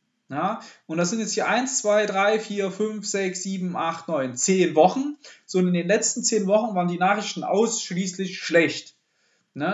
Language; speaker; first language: German; native; German